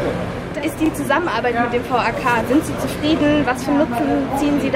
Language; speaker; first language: German; native; German